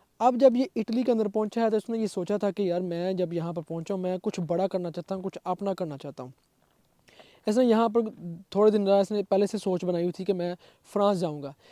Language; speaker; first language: Urdu; non-native, local second language; Punjabi